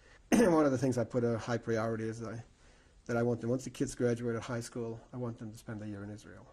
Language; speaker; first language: English; early bilingual, other home language; Yiddish